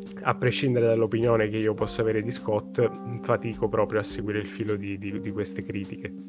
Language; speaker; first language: Italian; native; Italian